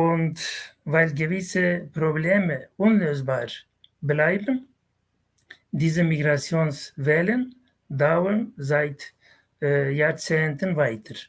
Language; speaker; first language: German; non-native, fluent; Kurdish